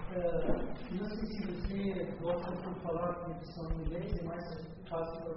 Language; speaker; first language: Portuguese; non-native, learner; Spanish